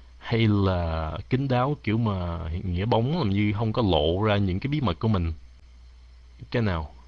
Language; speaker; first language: Vietnamese; early bilingual, heritage; Vietnamese